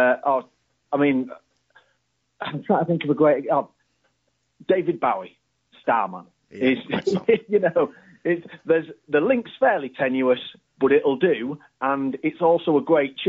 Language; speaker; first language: English; native; English